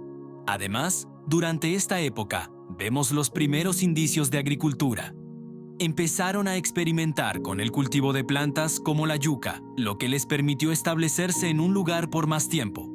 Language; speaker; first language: Spanish; native; Spanish